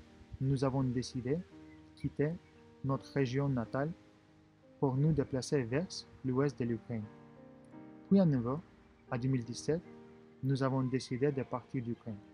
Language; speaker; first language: French; non-native, fluent; Russian